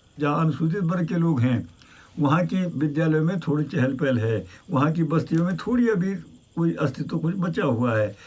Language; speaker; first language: Hindi; non-native, local second language; Garhwali